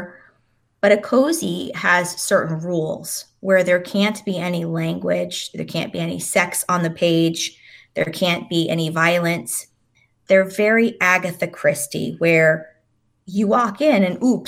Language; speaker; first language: English; native; English